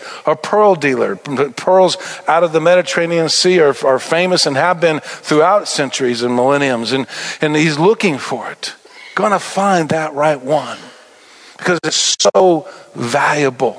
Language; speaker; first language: English; native; English